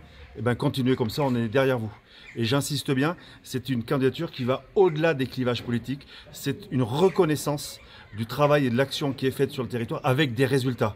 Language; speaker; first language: French; native; French